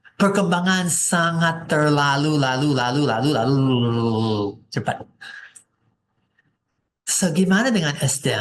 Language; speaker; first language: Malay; non-native, fluent; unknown